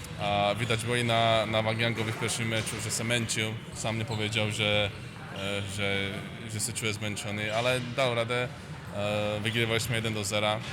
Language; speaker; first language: Polish; non-native, learner; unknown